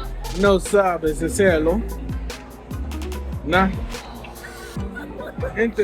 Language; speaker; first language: Spanish; non-native, learner; English